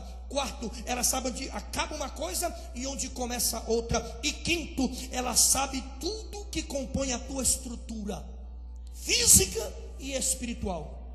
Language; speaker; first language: Portuguese; native; Portuguese